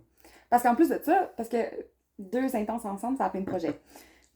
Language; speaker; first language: French; native; French